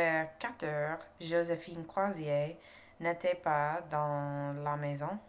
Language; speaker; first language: French; non-native, learner; English